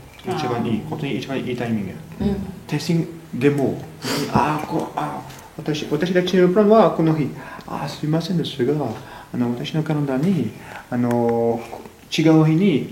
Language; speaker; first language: Japanese; non-native, fluent; French